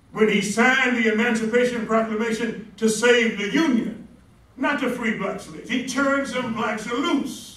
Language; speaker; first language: English; native; English